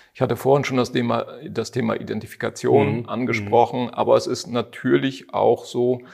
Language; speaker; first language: German; native; German